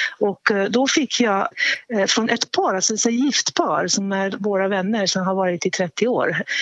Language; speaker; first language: Swedish; non-native, fluent; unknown